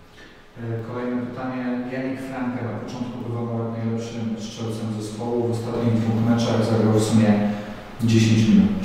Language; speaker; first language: Polish; native; Polish